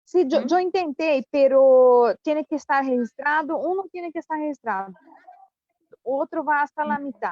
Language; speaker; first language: Spanish; non-native, fluent; Portuguese